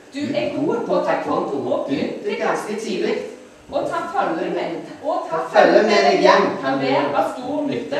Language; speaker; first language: Norwegian; native; Norwegian